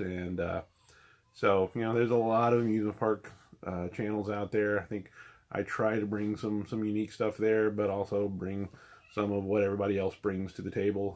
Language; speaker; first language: English; native; English